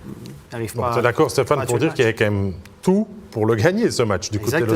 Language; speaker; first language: French; native; French